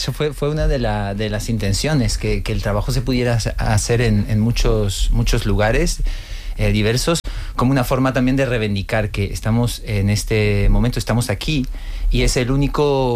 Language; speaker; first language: Spanish; non-native, fluent; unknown